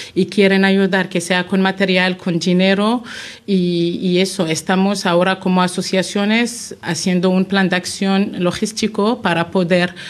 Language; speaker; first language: Spanish; non-native, fluent; Arabic